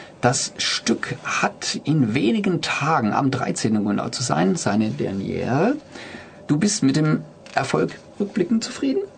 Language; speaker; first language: German; native; German